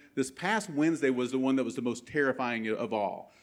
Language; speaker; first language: English; native; English